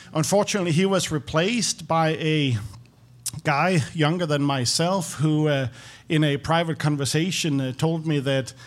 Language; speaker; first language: English; non-native, fluent; Danish